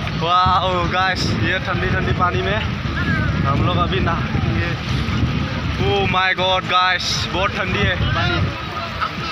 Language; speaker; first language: Hindi; non-native, local second language; Assamese